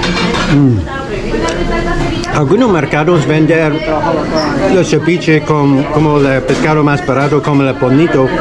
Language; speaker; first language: Spanish; non-native, learner; English